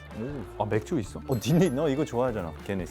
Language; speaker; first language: Korean; early bilingual, heritage; English